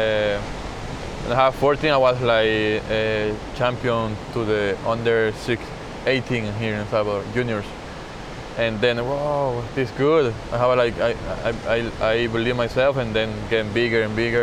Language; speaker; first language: English; non-native, learner; Spanish